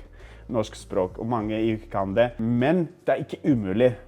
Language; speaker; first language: Norwegian; non-native, fluent; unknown